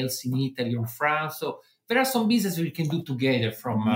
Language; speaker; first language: English; non-native, fluent; Italian